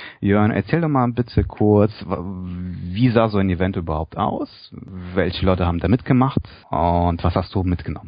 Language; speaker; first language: German; native; German